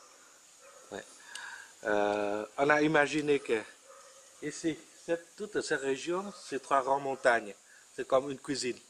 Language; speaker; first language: French; non-native, fluent; Vietnamese